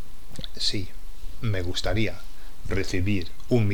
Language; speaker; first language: Spanish; non-native, fluent; English